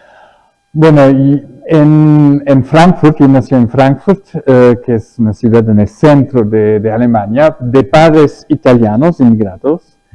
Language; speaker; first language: Spanish; early bilingual, other home language; German